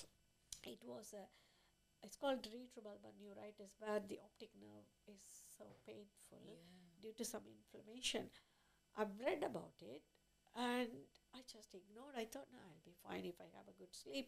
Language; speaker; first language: English; non-native, local second language; Tamil